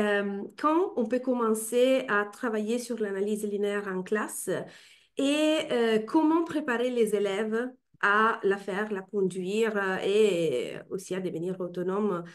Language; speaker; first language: French; non-native, fluent; Italian